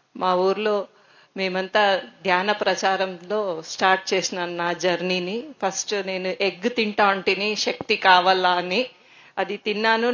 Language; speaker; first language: Telugu; native; Telugu